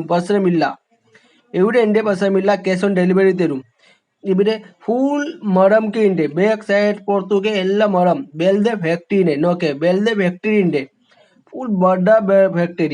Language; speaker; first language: Malayalam; non-native, learner; Hindi